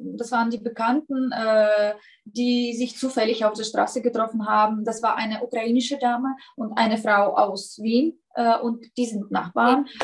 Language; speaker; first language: German; non-native, fluent; Russian